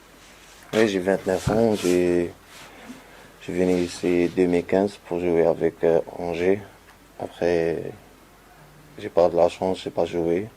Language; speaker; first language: French; non-native, learner; Arabic